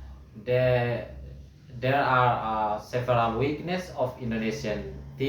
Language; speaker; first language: English; non-native, learner; Indonesian